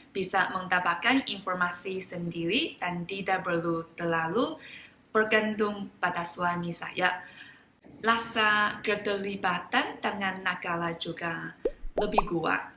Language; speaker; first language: Indonesian; non-native, fluent; Chinese